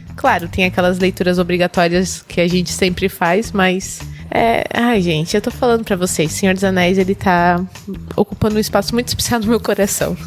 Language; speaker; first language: Portuguese; native; Portuguese